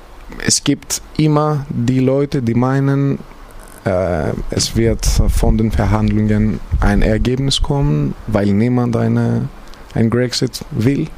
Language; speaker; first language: German; non-native, fluent; Greek